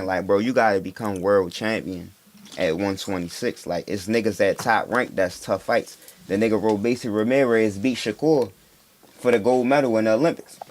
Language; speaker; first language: English; native; English